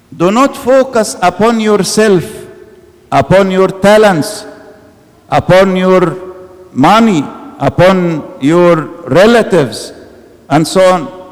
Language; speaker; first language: English; non-native, fluent; Arabic